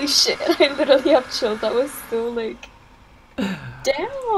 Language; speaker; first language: English; native; English